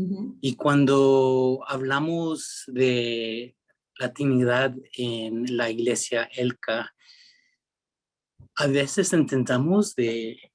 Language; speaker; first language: Spanish; early bilingual, heritage; Spanish